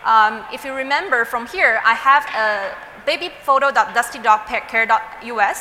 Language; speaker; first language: English; non-native, fluent; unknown